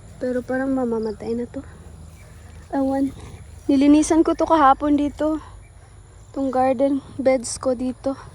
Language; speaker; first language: Filipino; native; Filipino